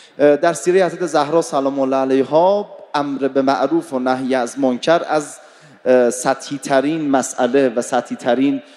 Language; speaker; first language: Persian; native; Persian